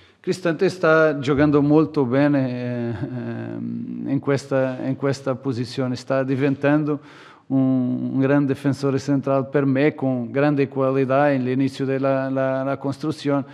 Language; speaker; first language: Italian; non-native, fluent; Portuguese